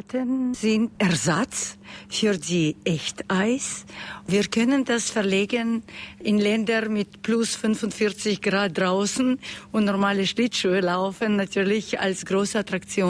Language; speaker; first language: German; non-native, fluent; Russian